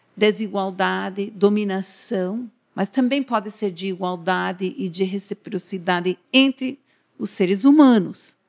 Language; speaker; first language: Portuguese; non-native, fluent; English